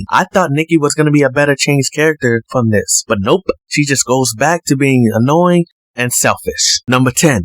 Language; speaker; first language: English; native; English